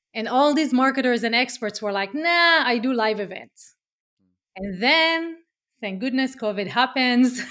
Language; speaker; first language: English; non-native, fluent; Hebrew